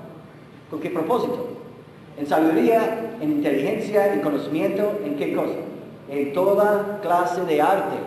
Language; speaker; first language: Spanish; non-native, fluent; English